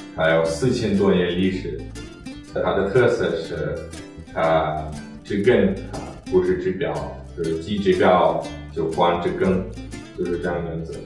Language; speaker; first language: Chinese; non-native, fluent; Russian